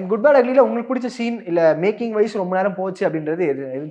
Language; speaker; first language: Tamil; native; Tamil